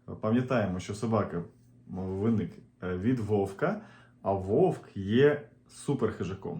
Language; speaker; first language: Ukrainian; native; Ukrainian